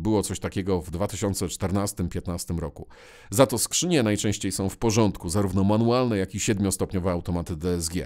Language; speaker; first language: Polish; native; Polish